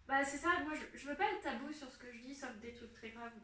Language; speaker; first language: French; native; French